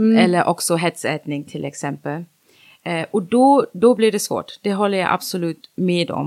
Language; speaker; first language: Swedish; non-native, fluent; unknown